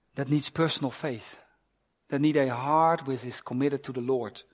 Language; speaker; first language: English; non-native, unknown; Dutch